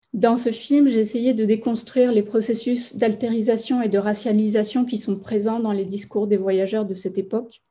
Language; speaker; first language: French; non-native, fluent; Spanish